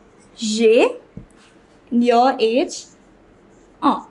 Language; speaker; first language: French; non-native, fluent; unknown